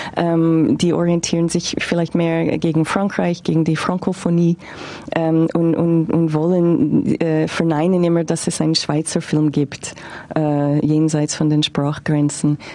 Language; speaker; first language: German; non-native, fluent; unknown